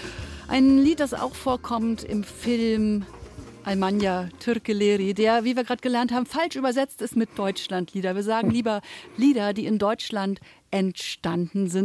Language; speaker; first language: German; native; German